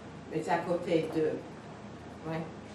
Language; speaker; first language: French; non-native, fluent; English